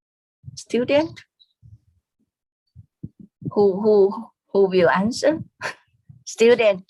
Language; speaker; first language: English; non-native, fluent; Thai